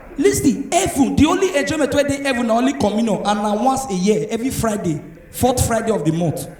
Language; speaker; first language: Nigerian Pidgin; native; Nigerian Pidgin